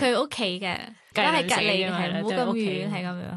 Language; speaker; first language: Cantonese; non-native, fluent; Thai